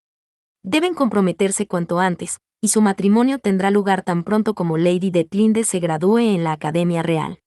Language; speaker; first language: Spanish; native; Spanish